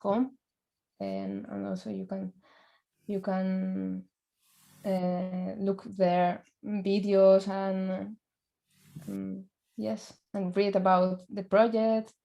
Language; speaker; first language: English; non-native, learner; Spanish